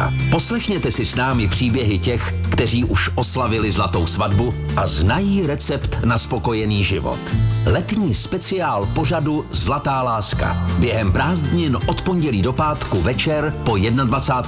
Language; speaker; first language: Czech; native; Czech